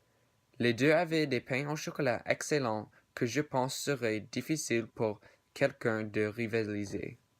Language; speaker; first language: French; non-native, learner; English